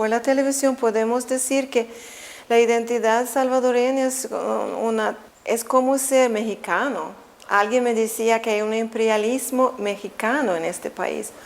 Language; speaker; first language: Spanish; non-native, fluent; Swedish